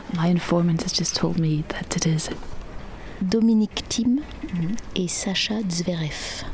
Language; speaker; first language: English; native; English